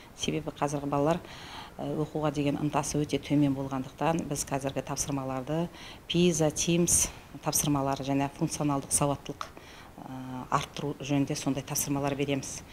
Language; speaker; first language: Kazakh; native; Kazakh